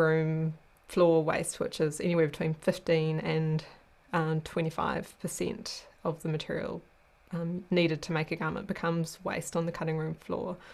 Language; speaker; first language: English; native; English